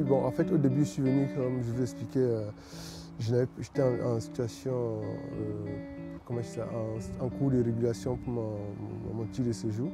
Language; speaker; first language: French; non-native, local second language; Kinyarwanda